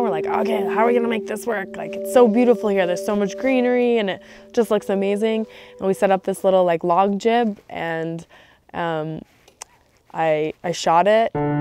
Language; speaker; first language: English; native; English